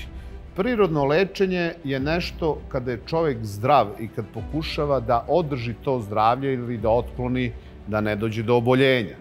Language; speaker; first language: Serbian; native; Serbian